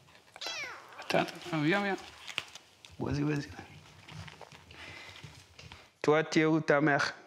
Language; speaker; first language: French; non-native, learner; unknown